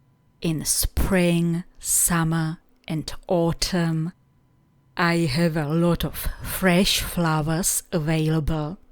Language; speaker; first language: English; non-native, fluent; Czech